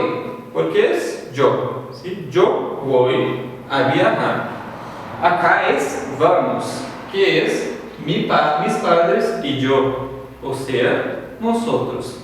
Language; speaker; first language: Spanish; non-native, fluent; Portuguese